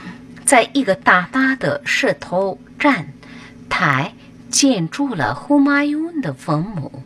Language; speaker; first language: Chinese; non-native, fluent; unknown